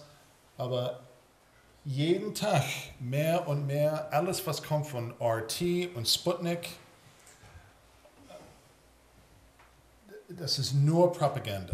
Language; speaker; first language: German; early bilingual, heritage; English